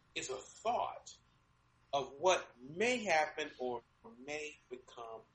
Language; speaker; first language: English; native; English